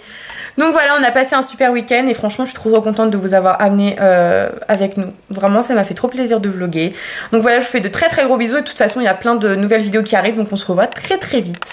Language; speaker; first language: French; native; French